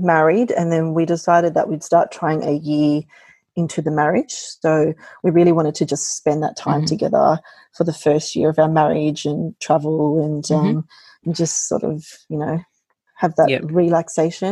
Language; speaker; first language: English; native; English